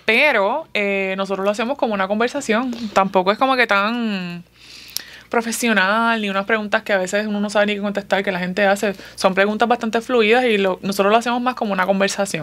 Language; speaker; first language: Spanish; early bilingual, heritage; Spanish